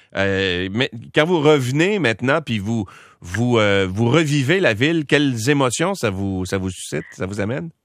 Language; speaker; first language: French; native; French